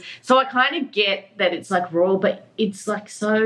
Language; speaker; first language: English; native; English